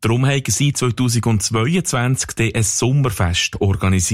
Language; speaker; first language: German; native; German